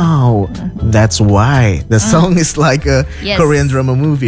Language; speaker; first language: English; non-native, learner; Indonesian